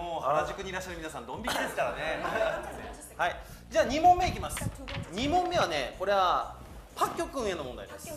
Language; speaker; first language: Japanese; native; Japanese